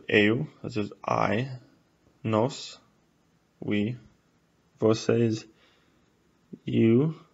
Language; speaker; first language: Portuguese; non-native, fluent; English